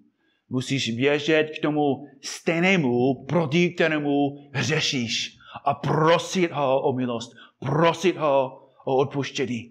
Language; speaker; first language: Czech; non-native, fluent; English